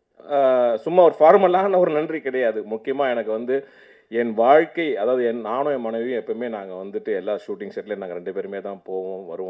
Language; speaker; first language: Tamil; native; Tamil